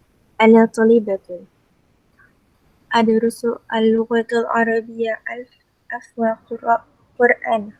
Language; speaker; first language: Arabic; non-native, learner; Indonesian